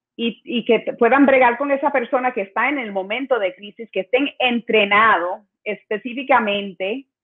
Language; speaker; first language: Spanish; early bilingual, heritage; Spanish